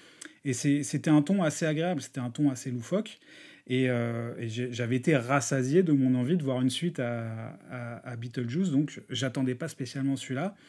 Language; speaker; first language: French; native; French